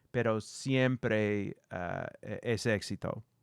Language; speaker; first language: Spanish; non-native, learner; English